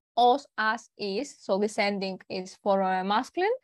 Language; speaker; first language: English; non-native, learner; Greek